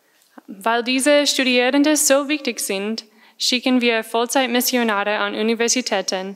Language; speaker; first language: German; non-native, fluent; English